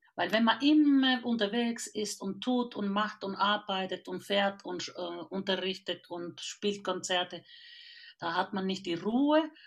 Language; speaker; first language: German; non-native, fluent; Finnish